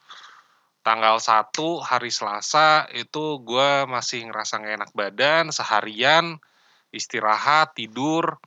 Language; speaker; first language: Indonesian; native; Indonesian